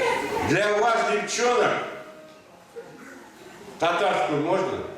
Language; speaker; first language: Russian; non-native, local second language; Tatar